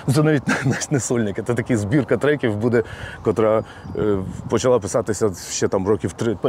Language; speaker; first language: Ukrainian; non-native, local second language; Russian